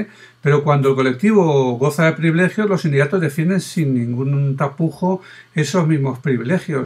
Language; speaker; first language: Spanish; native; Spanish